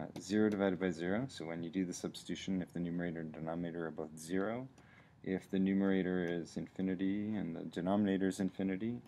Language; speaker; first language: English; native; English